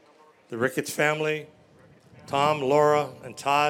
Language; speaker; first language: English; native; English